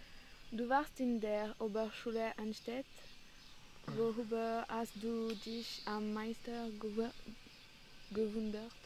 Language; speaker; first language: German; non-native, learner; French